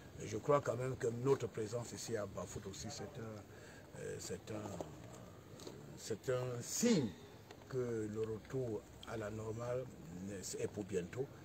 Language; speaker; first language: French; non-native, local second language; English